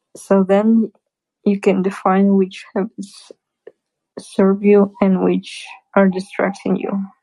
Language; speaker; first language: English; non-native, fluent; Russian